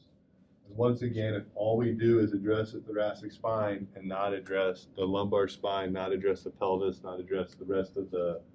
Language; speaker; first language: English; native; English